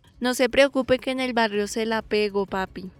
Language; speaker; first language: Spanish; native; Spanish